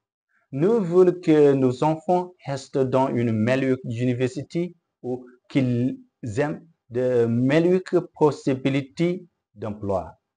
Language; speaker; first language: French; non-native, learner; Chinese